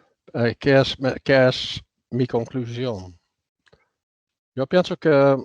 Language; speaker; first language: Spanish; non-native, fluent; Dutch